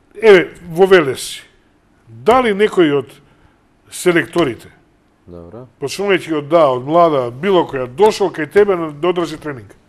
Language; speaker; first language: Macedonian; native; Macedonian